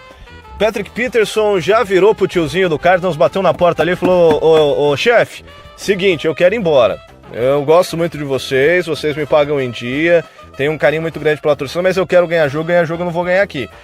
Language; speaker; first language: Portuguese; native; Portuguese